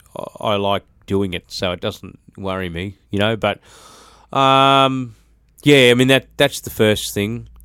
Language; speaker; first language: English; native; English